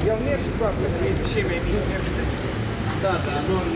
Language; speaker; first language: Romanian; non-native, local second language; Russian